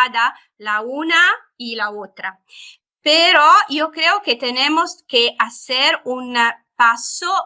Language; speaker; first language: Spanish; non-native, fluent; Italian